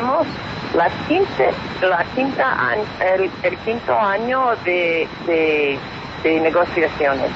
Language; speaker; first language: Spanish; non-native, fluent; English